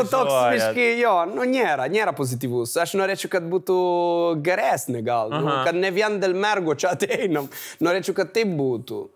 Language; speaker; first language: Lithuanian; non-native, fluent; Italian